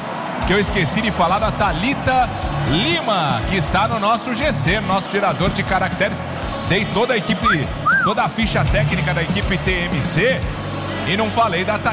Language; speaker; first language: Portuguese; native; Portuguese